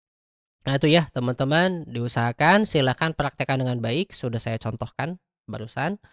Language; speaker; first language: Indonesian; native; Indonesian